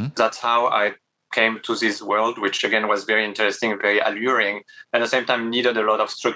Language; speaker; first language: English; non-native, fluent; French